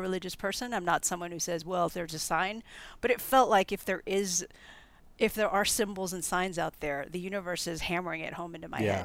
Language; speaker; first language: English; non-native, local second language; Filipino